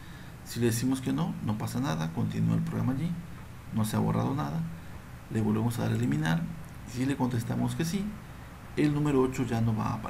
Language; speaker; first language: Spanish; native; Spanish